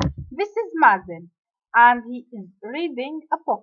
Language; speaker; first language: English; non-native, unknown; Arabic